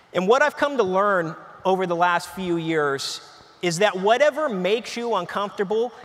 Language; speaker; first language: English; native; English